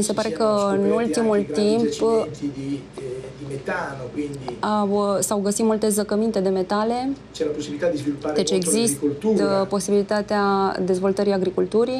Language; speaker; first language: Romanian; non-native, fluent; Italian